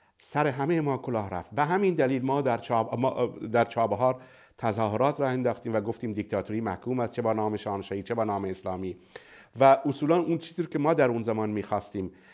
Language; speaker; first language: Persian; non-native, local second language; Baluchi